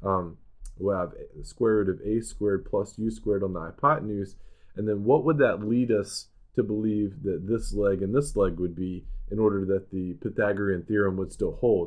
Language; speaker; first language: English; native; English